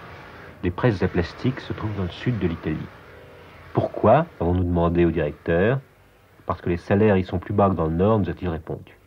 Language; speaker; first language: French; native; French